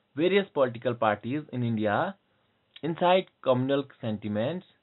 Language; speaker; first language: English; non-native, local second language; Hindi